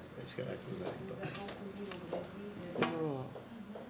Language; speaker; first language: Spanish; non-native, fluent; French